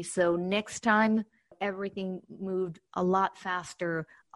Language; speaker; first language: English; non-native, fluent; Hebrew